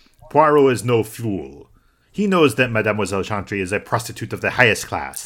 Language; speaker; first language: English; native; English